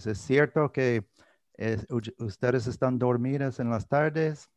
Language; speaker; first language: Spanish; non-native, fluent; English